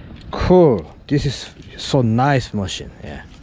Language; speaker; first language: English; non-native, learner; Korean